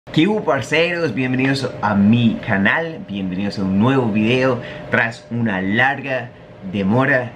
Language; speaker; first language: Spanish; non-native, fluent; English